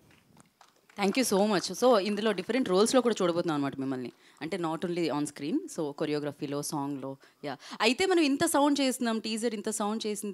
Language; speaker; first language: Telugu; native; Telugu